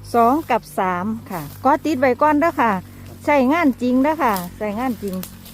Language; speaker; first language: Thai; native; Thai